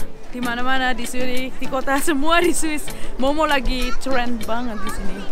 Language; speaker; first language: Indonesian; early bilingual, heritage; German